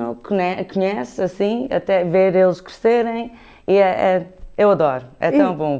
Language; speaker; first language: Portuguese; early bilingual, heritage; Portuguese